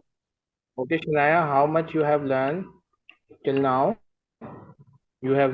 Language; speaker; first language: English; non-native, learner; Urdu